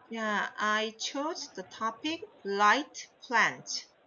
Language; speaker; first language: English; non-native, fluent; Korean